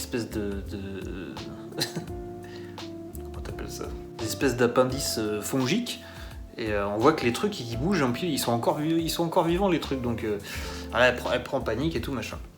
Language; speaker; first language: French; native; French